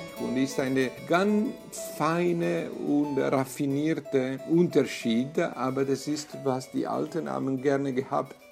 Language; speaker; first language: German; non-native, fluent; Italian